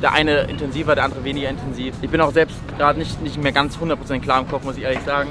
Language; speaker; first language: German; native; German